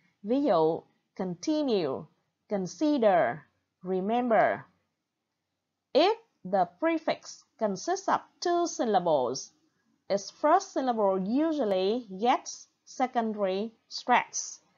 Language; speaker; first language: English; non-native, fluent; Vietnamese